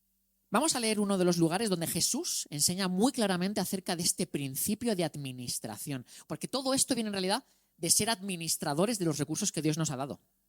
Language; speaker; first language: Spanish; native; Spanish